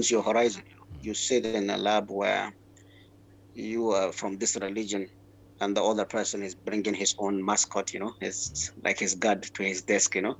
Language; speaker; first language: English; non-native, local second language; Hausa